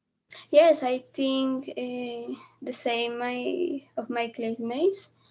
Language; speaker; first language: English; non-native, learner; Spanish